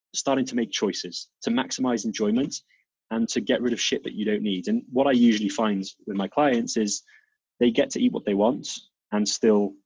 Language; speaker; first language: English; native; English